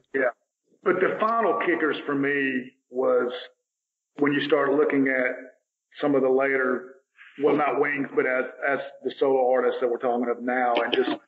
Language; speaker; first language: English; native; English